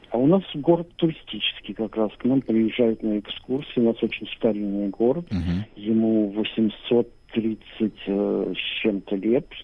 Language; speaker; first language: Russian; native; Russian